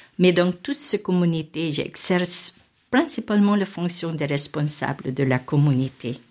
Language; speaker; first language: French; non-native, fluent; Filipino